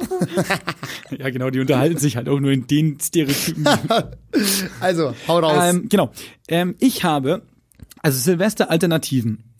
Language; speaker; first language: German; native; German